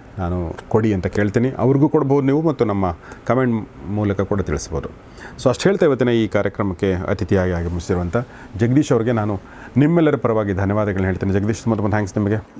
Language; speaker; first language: Kannada; native; Kannada